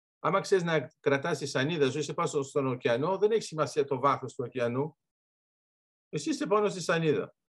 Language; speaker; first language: Greek; early bilingual, heritage; Greek